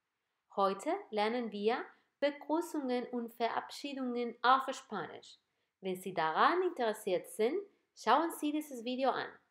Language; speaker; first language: German; non-native, fluent; Spanish